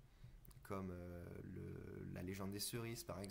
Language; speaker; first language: French; native; French